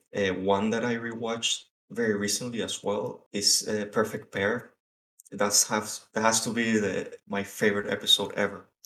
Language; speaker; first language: English; non-native, fluent; Spanish